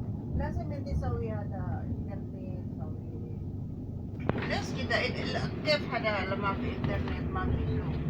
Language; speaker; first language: Arabic; non-native, learner; Filipino